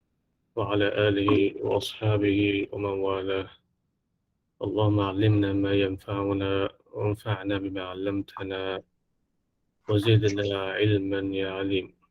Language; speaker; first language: Arabic; non-native, fluent; Divehi